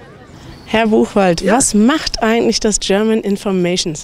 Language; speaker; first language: German; native; German